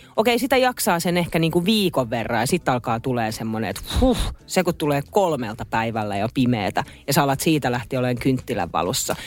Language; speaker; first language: Finnish; native; Finnish